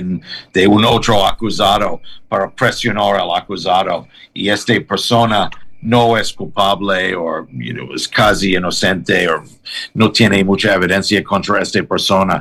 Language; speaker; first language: Spanish; non-native, learner; English